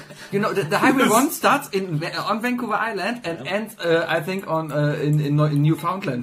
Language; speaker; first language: English; non-native, fluent; German